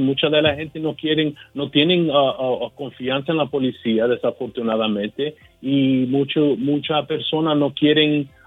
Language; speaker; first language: Spanish; early bilingual, heritage; Spanish